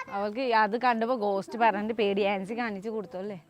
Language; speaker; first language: Malayalam; non-native, learner; Nepali